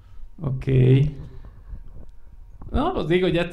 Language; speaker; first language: Spanish; native; Spanish